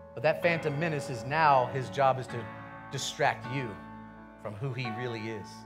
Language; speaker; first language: English; native; English